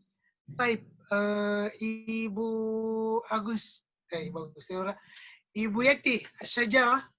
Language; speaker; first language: Arabic; non-native, fluent; Indonesian